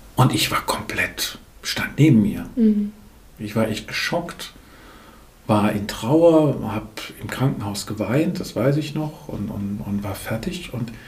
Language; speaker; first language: German; native; German